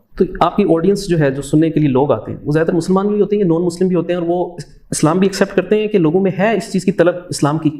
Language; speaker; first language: Urdu; native; Urdu